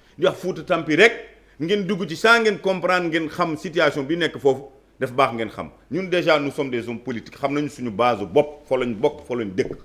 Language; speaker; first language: Wolof; non-native, local second language; Fula